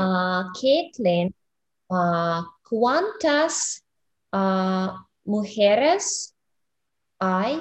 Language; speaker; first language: Spanish; non-native, learner; English